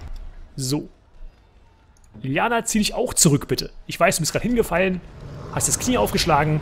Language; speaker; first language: German; native; German